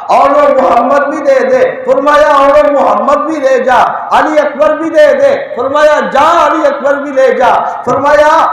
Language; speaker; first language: Urdu; non-native, local second language; Punjabi